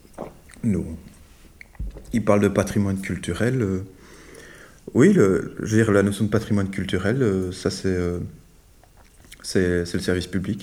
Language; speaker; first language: French; native; French